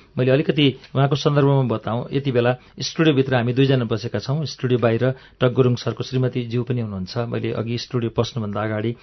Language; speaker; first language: Nepali; native; Nepali